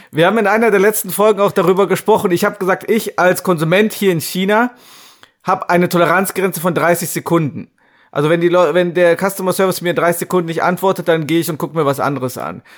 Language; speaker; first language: German; native; German